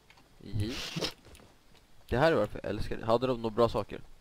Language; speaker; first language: Swedish; native; Swedish